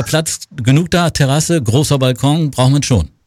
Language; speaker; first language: German; native; German